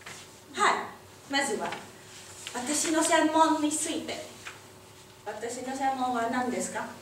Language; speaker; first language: Japanese; non-native, learner; Indonesian